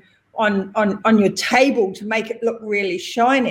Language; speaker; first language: English; native; English